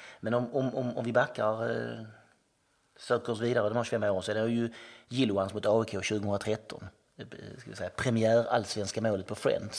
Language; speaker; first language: Swedish; native; Swedish